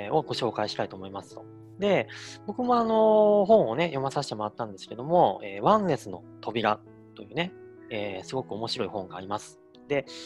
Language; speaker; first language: Japanese; native; Japanese